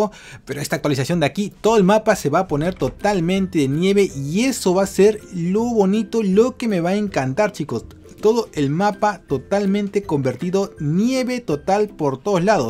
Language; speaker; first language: Spanish; native; Spanish